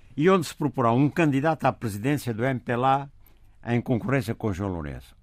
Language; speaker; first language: Portuguese; native; Portuguese